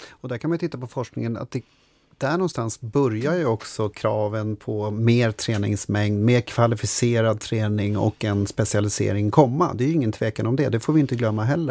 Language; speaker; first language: Swedish; native; Swedish